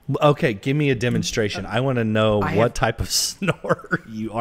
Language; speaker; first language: English; native; English